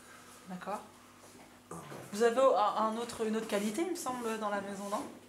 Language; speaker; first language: French; native; French